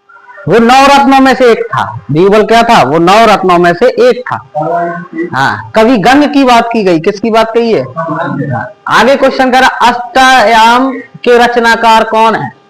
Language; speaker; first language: Hindi; native; Hindi